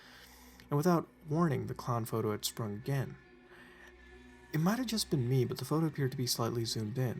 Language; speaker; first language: English; native; English